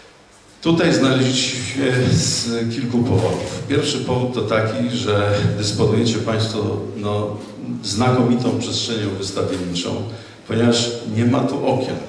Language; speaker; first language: Polish; native; Polish